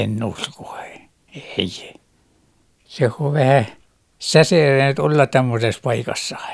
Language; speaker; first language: Finnish; non-native, local second language; Swedish